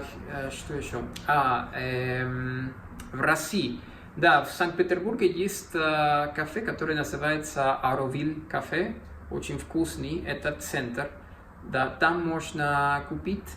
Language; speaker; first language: Russian; non-native, learner; Spanish